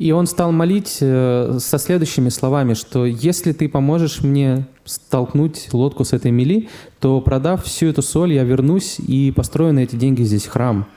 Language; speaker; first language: Russian; native; Russian